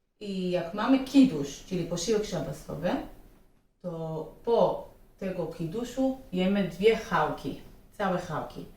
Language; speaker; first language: Polish; non-native, learner; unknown